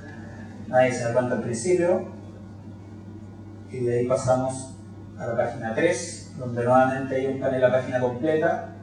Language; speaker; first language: Spanish; native; Spanish